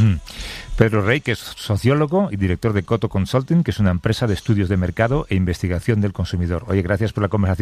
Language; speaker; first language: Spanish; native; Spanish